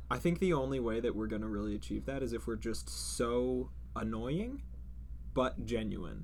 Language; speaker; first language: English; native; English